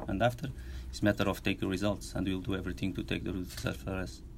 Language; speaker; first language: English; non-native, fluent; Portuguese